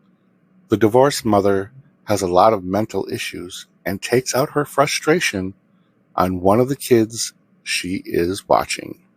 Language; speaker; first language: English; native; English